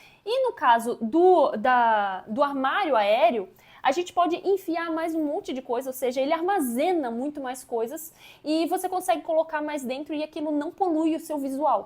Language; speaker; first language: Portuguese; native; Portuguese